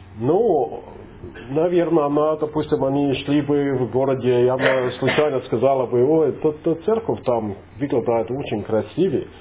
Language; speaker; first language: Russian; non-native, fluent; English